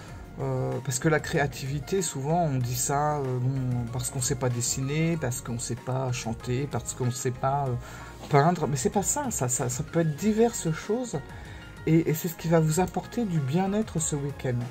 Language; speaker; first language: French; native; French